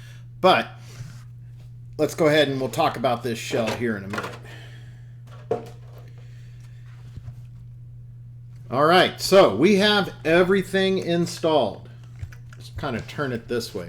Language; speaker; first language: English; native; English